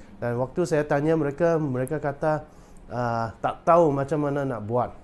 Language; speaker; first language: Malay; non-native, local second language; Chinese